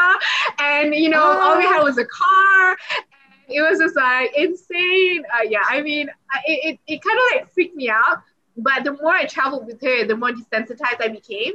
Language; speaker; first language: English; non-native, local second language; Malay